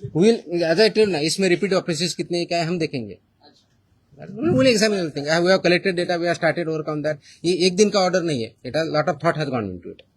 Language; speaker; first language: Hindi; non-native, local second language; Marathi